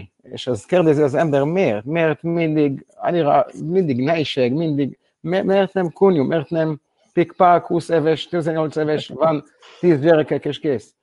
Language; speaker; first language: Hungarian; non-native, learner; Hebrew